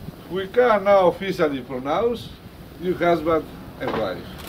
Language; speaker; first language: English; non-native, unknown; Greek